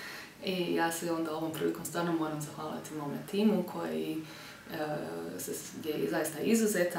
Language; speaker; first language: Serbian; early bilingual, heritage; Croatian